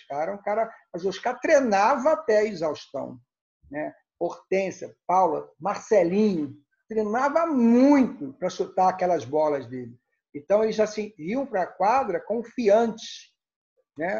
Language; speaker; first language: Portuguese; native; Portuguese